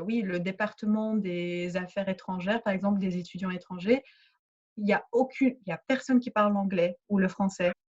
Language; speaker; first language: French; early bilingual, other home language; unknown